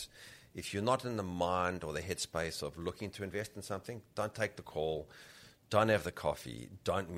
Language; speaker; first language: English; native; English